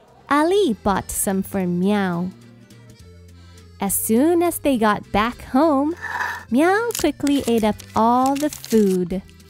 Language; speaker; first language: English; non-native, fluent; Chinese